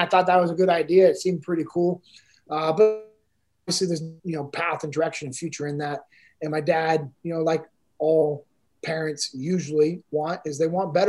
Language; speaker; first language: English; native; English